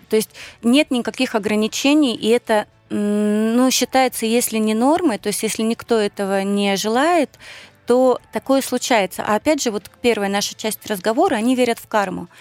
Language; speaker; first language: Russian; native; Russian